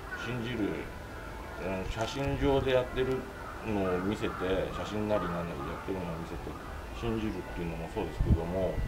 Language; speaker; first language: Japanese; native; Japanese